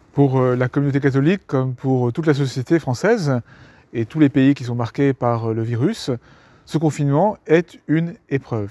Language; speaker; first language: French; native; French